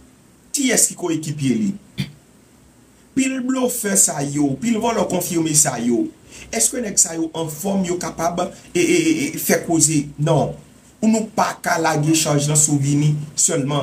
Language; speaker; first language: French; non-native, local second language; Haitian Creole